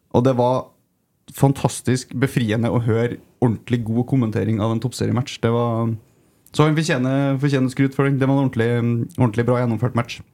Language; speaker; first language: Norwegian; native; Norwegian